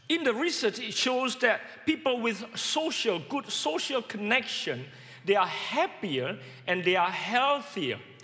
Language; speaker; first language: English; non-native, fluent; Indonesian